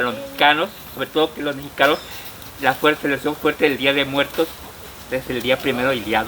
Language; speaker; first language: Spanish; native; Spanish